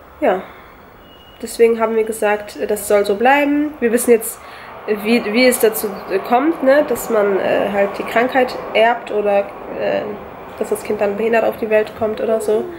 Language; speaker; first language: German; early bilingual, other home language; Turkish